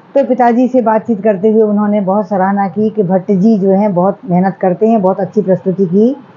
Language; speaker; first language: Hindi; native; Hindi